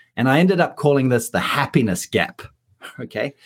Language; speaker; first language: English; native; English